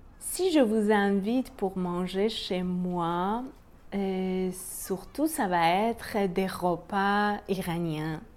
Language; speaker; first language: French; non-native, learner; Persian